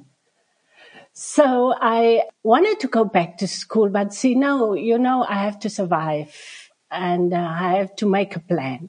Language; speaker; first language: English; non-native, local second language; Afrikaans